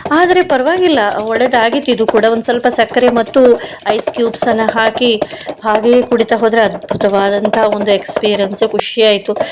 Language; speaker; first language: Kannada; non-native, local second language; Konkani